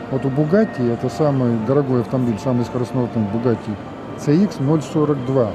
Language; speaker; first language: Russian; native; Russian